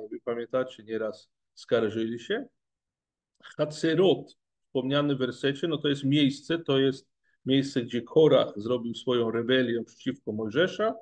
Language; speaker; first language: Polish; non-native, fluent; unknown